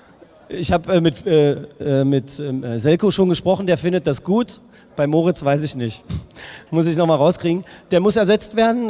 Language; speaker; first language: German; native; German